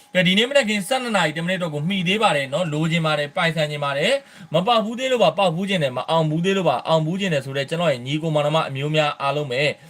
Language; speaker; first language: Burmese; native; Burmese